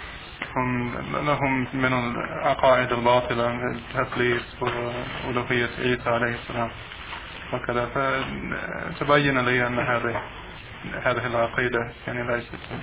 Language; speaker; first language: Arabic; non-native, fluent; English